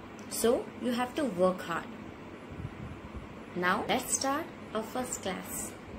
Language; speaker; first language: English; non-native, local second language; Hindi